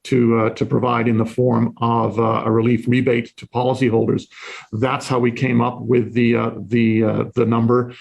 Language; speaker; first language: English; native; English